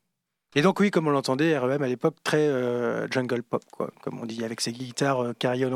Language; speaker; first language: French; native; French